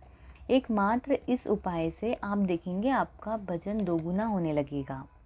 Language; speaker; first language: Hindi; native; Hindi